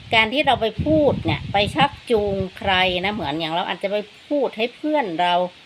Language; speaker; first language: Thai; native; Thai